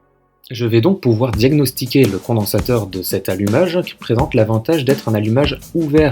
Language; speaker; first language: French; native; French